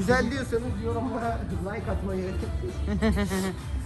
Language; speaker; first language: Turkish; native; Turkish